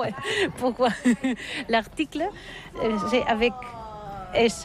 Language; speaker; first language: French; non-native, learner; Catalan